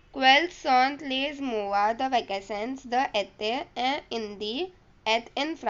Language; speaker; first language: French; non-native, learner; Hindi